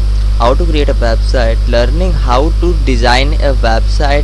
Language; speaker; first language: English; non-native, learner; Hindi